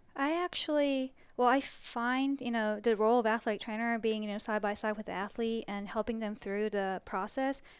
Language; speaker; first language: English; early bilingual, other home language; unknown